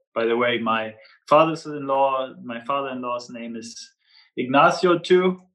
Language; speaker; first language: English; non-native, fluent; German